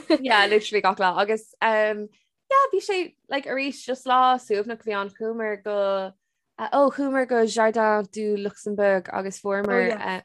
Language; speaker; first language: Irish; non-native, local second language; English